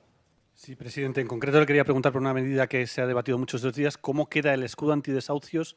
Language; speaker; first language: Spanish; native; Spanish